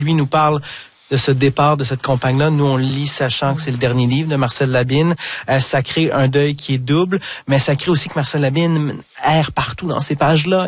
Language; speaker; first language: French; native; French